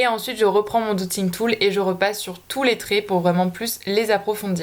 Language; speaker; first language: French; native; French